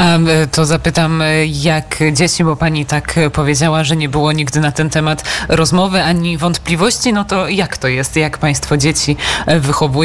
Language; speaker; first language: Polish; native; Polish